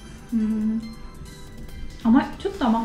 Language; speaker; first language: Japanese; non-native, fluent; Russian